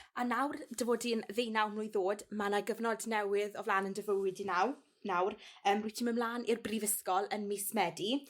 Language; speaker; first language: Welsh; native; Welsh